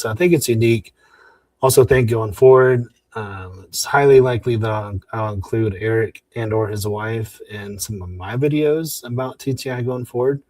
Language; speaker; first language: English; native; English